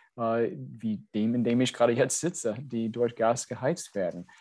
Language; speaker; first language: German; non-native, fluent; English